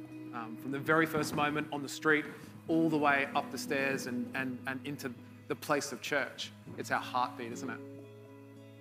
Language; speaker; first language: English; native; English